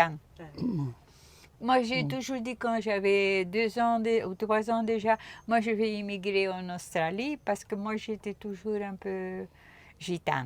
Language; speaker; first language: French; non-native, local second language; Dutch